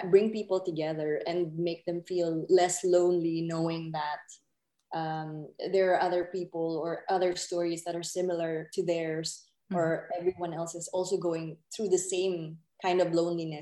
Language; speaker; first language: English; non-native, local second language; Filipino